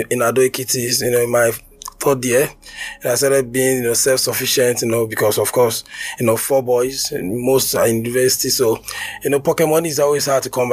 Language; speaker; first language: English; non-native, local second language; Yoruba